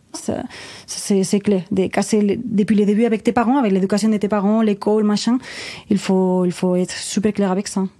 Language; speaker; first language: French; non-native, fluent; Spanish